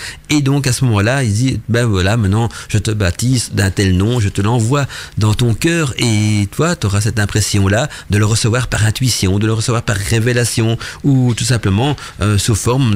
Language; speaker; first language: French; native; French